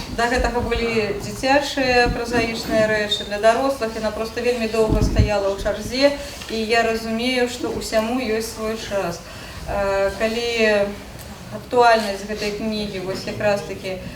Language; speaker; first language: Belarusian; native; Belarusian